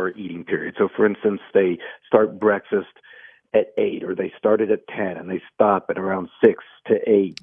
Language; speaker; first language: English; native; English